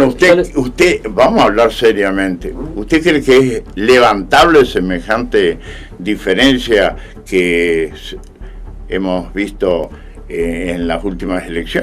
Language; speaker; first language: Spanish; native; Spanish